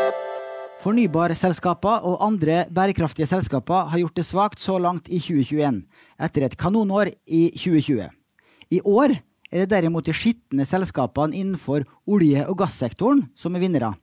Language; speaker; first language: Norwegian; native; Norwegian